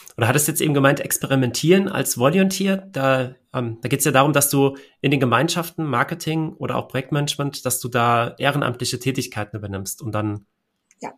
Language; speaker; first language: German; native; German